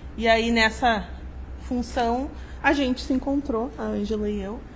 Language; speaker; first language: Portuguese; native; Portuguese